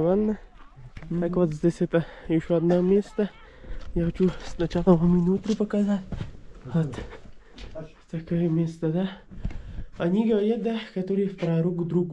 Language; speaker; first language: Russian; non-native, learner; Persian